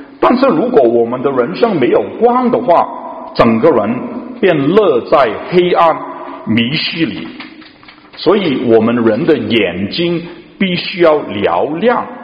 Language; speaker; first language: Chinese; non-native, local second language; Cantonese